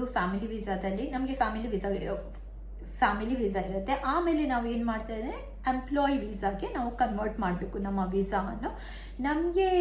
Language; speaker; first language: Kannada; non-native, local second language; Tulu